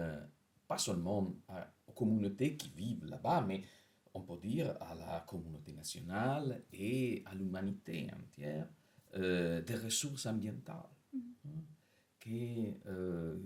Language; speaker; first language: French; non-native, fluent; Italian